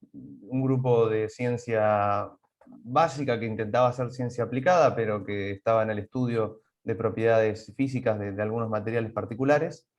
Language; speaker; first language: Spanish; native; Spanish